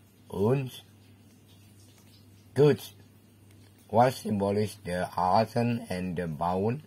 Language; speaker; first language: German; non-native, learner; Indonesian